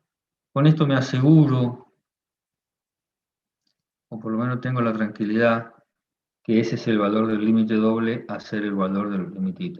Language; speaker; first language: Spanish; native; Spanish